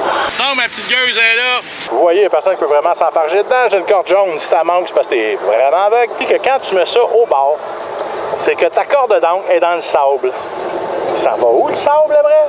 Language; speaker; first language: French; native; French